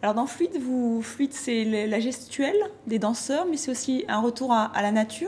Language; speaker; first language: French; native; French